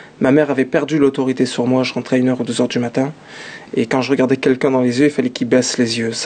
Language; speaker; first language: French; early bilingual, other home language; Arabic